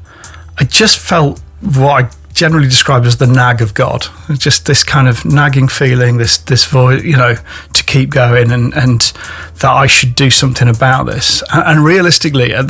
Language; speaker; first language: English; native; English